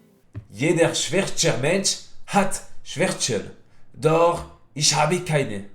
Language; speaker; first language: German; non-native, fluent; French